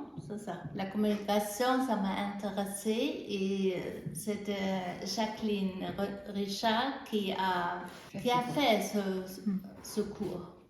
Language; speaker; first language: French; non-native, fluent; German